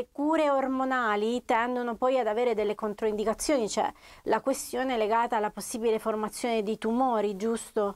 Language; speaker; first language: Italian; native; Italian